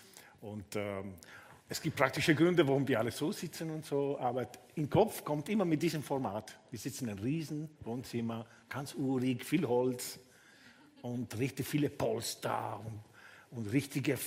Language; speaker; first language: German; non-native, fluent; Italian